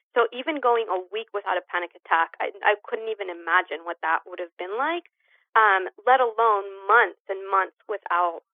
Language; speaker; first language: English; early bilingual, other home language; Spanish